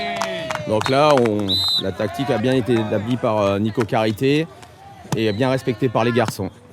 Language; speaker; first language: French; native; French